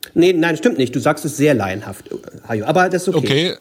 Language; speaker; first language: German; native; German